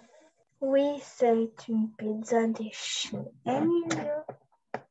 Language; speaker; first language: French; non-native, learner; Russian